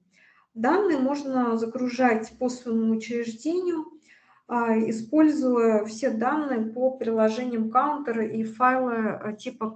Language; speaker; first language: Russian; native; Russian